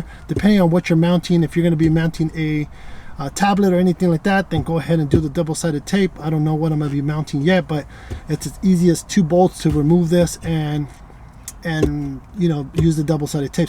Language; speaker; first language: English; native; English